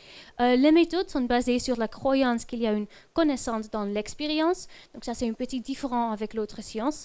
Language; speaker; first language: French; non-native, fluent; Dutch